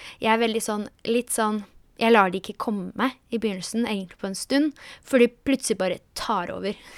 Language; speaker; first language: Norwegian; early bilingual, other home language; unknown